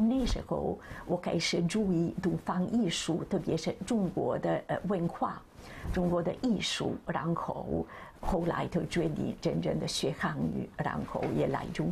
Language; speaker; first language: Chinese; non-native, fluent; Italian